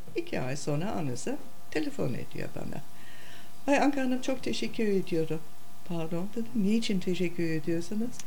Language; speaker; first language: Turkish; non-native, fluent; German